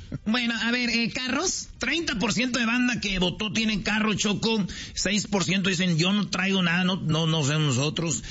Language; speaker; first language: Spanish; native; Spanish